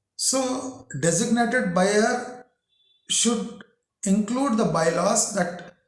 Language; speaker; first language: English; non-native, local second language; Telugu